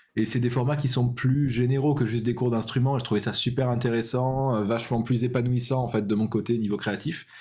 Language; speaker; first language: French; native; French